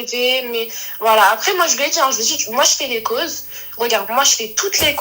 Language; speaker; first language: French; native; French